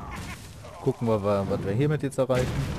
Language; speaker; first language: German; native; German